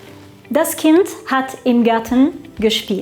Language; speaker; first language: German; non-native, fluent; French